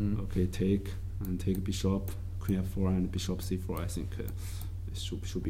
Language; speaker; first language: English; non-native, learner; Chinese